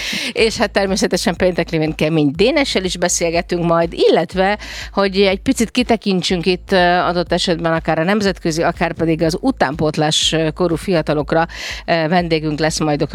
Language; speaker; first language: Hungarian; native; Hungarian